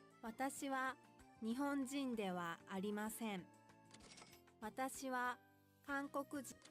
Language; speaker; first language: Japanese; non-native, learner; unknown